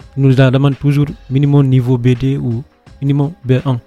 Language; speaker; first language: French; non-native, local second language; Fula